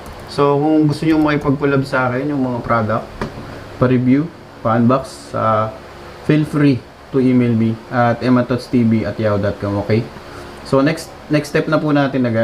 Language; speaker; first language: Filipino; native; Filipino